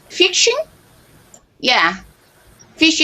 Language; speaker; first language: English; non-native, learner; Chinese